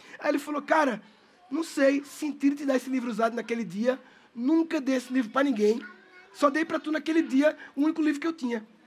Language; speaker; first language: Portuguese; native; Portuguese